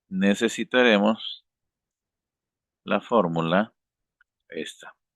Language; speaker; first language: Spanish; native; Spanish